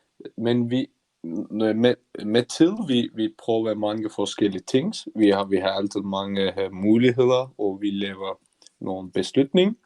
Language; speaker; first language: Danish; non-native, learner; Turkish